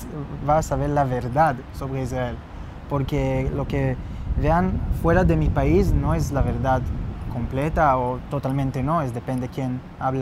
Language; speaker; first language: Spanish; non-native, fluent; Hebrew